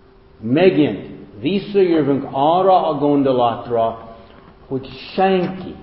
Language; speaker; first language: Hungarian; non-native, fluent; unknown